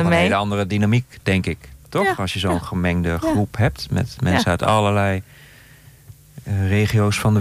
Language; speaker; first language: Dutch; native; Dutch